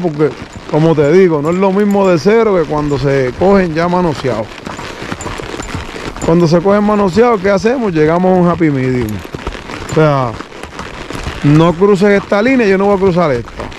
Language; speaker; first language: Spanish; native; Spanish